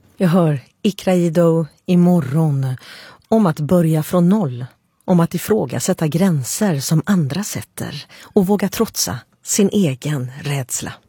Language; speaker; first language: Swedish; native; Swedish